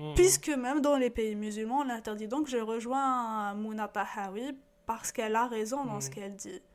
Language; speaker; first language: French; non-native, local second language; Arabic